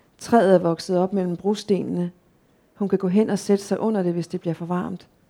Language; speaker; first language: Danish; native; Danish